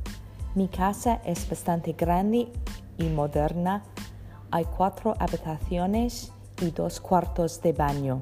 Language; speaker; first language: Spanish; non-native, learner; English